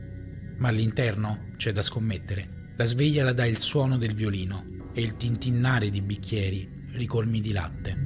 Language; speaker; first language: Italian; native; Italian